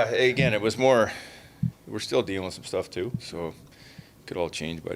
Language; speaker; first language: English; native; English